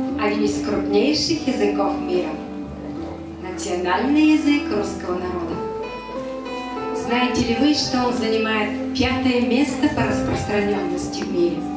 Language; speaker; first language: Russian; non-native, fluent; Bulgarian